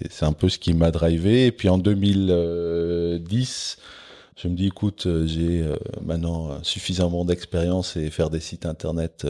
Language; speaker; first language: French; non-native, local second language; Dutch